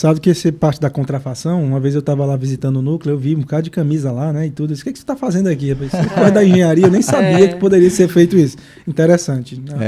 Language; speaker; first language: Portuguese; native; Portuguese